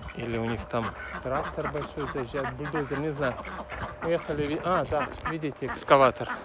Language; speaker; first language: Russian; native; Russian